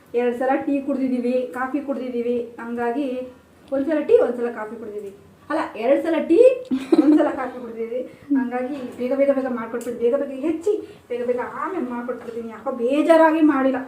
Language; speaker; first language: Kannada; native; Kannada